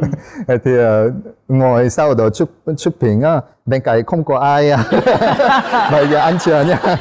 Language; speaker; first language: Vietnamese; non-native, learner; Korean